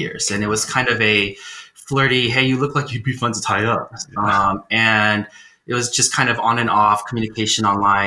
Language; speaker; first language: English; native; English